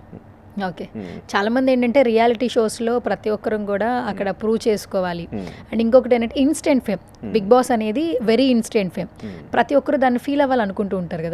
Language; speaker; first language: Telugu; native; Telugu